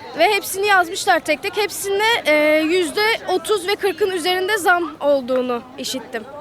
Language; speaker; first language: Turkish; native; Turkish